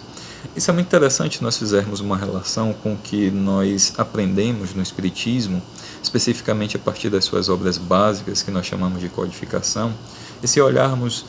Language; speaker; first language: Portuguese; native; Portuguese